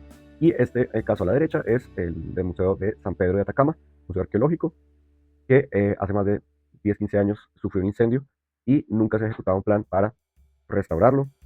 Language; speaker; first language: Spanish; native; Spanish